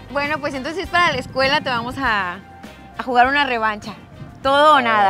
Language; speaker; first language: Spanish; native; Spanish